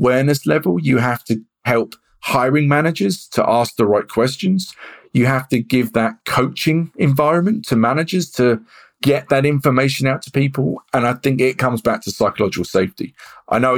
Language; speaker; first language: English; native; English